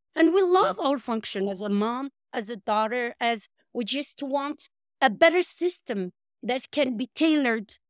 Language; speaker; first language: English; non-native, fluent; Arabic